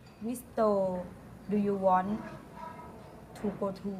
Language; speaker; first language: English; non-native, learner; Thai